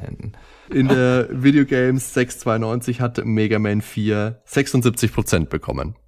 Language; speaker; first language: German; native; German